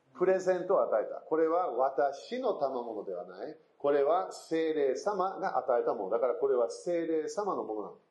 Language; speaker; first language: Japanese; non-native, fluent; English